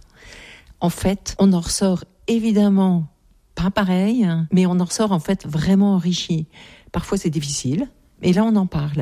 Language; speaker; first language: French; native; French